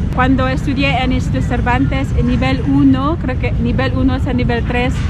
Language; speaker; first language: Spanish; non-native, fluent; Chavacano